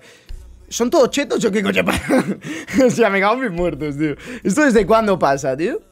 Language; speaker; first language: Spanish; native; Spanish